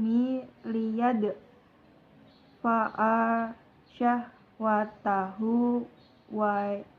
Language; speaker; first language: Arabic; non-native, learner; Indonesian